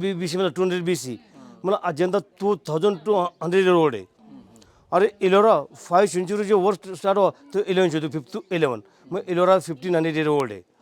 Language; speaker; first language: Hindi; non-native, local second language; Marathi